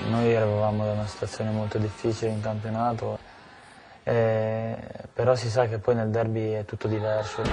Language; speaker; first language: Italian; early bilingual, other home language; Albanian